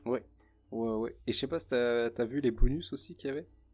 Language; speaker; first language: French; native; French